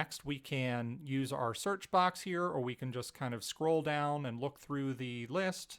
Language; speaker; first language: English; native; English